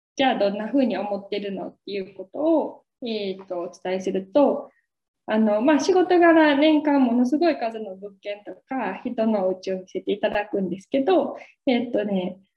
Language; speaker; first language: Japanese; native; Japanese